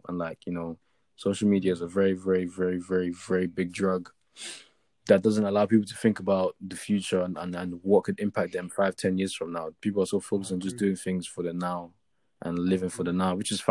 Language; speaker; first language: English; early bilingual, other home language; Yoruba